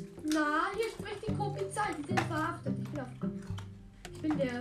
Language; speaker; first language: German; native; German